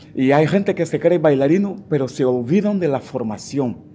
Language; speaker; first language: Spanish; non-native, fluent; Portuguese